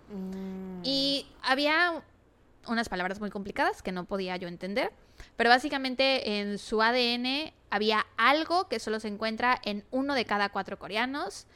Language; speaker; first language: Spanish; native; Spanish